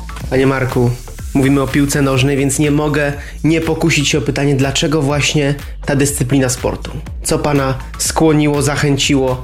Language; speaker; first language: Polish; native; Polish